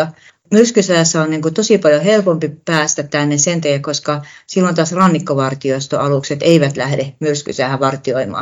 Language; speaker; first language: Finnish; native; Finnish